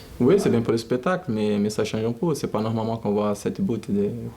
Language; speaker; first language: French; non-native, learner; Portuguese